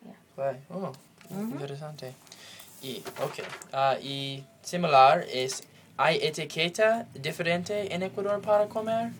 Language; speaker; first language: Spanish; non-native, learner; English